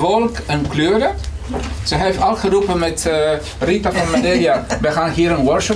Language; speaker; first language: Dutch; non-native, fluent; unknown